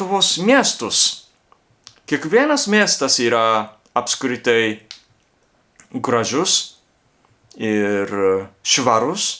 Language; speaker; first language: Lithuanian; non-native, learner; Japanese